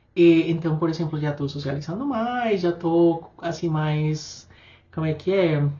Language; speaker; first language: Portuguese; non-native, fluent; Spanish